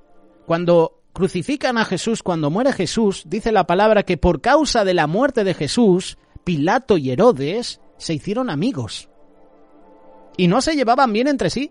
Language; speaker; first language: Spanish; native; Spanish